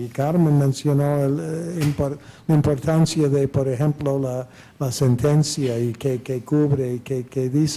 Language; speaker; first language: Spanish; non-native, fluent; English